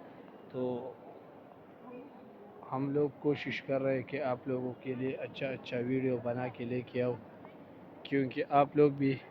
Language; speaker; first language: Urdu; non-native, local second language; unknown